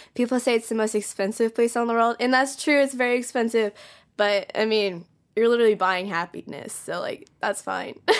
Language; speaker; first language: English; native; English